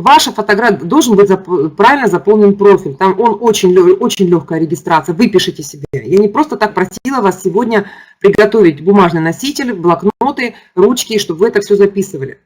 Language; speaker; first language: Russian; native; Russian